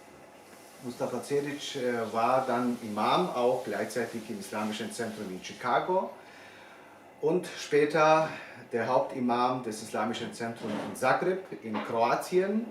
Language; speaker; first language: German; non-native, fluent; Bosnian